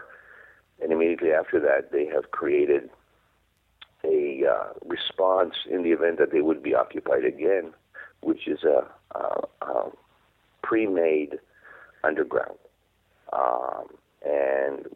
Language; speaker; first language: English; non-native, fluent; Hebrew